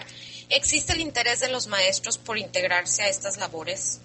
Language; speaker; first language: Spanish; native; Spanish